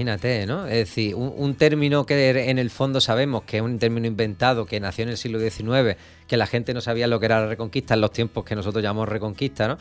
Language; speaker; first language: Spanish; native; Spanish